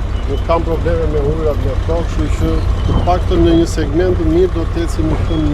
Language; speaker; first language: Albanian; native; Albanian